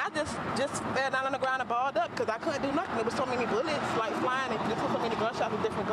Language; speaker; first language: English; native; English